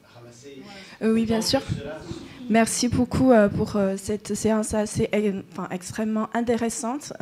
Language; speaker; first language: French; non-native, fluent; Chinese